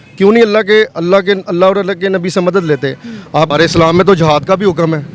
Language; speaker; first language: Urdu; non-native, local second language; Punjabi